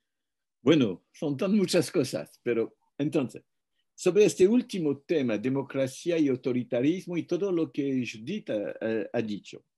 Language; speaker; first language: Spanish; non-native, fluent; French